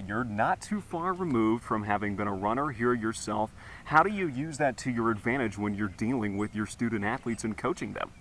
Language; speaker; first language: English; native; English